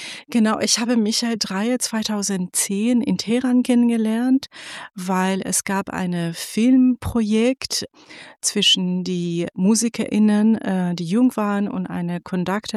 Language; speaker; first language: German; non-native, fluent; Persian